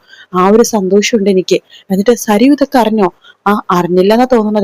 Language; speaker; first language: Malayalam; native; Malayalam